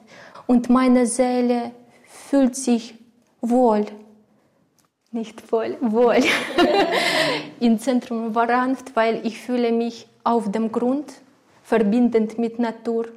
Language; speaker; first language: German; non-native, learner; Ukrainian